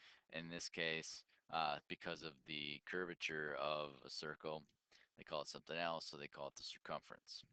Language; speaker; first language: English; native; English